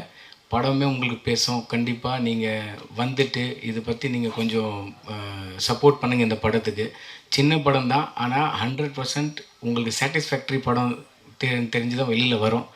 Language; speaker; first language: Tamil; non-native, fluent; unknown